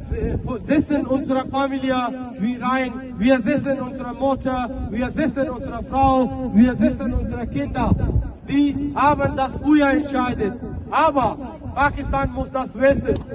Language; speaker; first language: German; non-native, learner; Baluchi